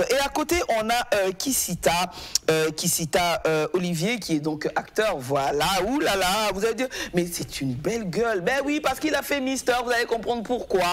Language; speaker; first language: French; native; French